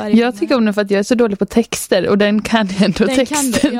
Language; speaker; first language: Swedish; native; Swedish